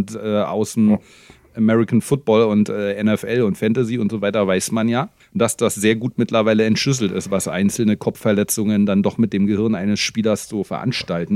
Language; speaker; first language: German; native; German